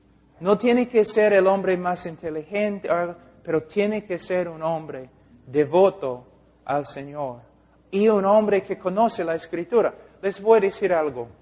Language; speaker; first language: Spanish; non-native, fluent; English